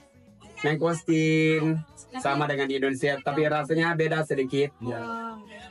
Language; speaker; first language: Indonesian; non-native, fluent; Thai